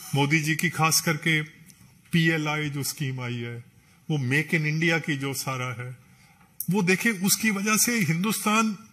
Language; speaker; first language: Hindi; non-native, local second language; Punjabi